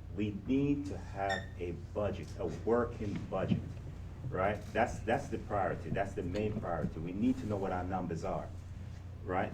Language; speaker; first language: English; native; English